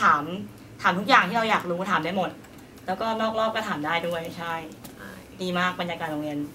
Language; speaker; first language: Thai; native; Thai